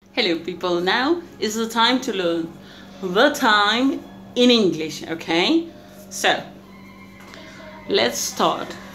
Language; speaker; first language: English; non-native, fluent; Spanish